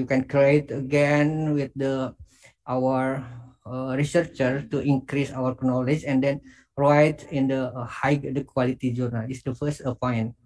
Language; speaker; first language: English; non-native, learner; Indonesian